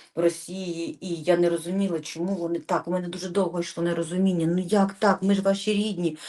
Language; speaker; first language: Ukrainian; native; Ukrainian